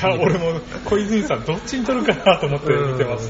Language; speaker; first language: Japanese; native; Japanese